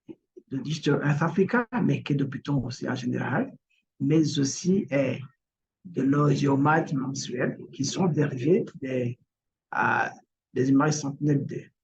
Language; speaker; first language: French; non-native, local second language; Kinyarwanda